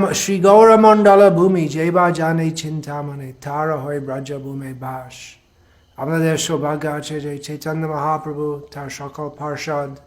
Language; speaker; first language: Bangla; non-native, fluent; English